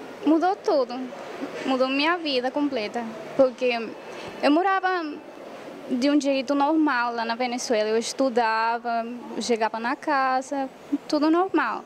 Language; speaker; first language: Portuguese; non-native, fluent; Spanish